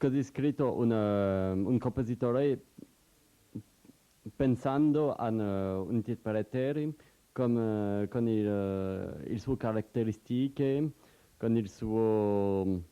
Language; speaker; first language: Italian; non-native, learner; French